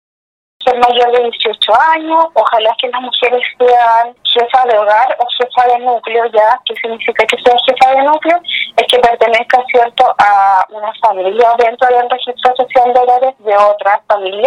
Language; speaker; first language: Spanish; native; Spanish